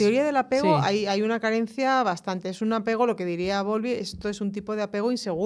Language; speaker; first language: Spanish; native; Spanish